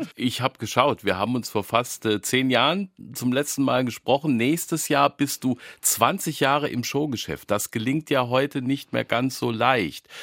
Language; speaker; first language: German; native; German